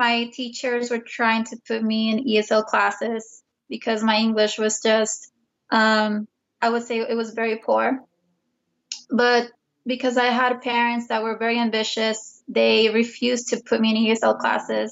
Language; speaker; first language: English; early bilingual, other home language; Spanish